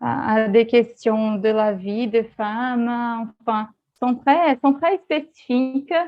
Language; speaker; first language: French; non-native, fluent; Portuguese